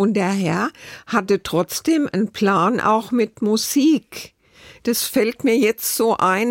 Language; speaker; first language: German; native; German